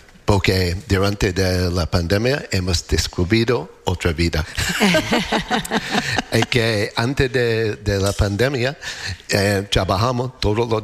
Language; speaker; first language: Spanish; non-native, fluent; English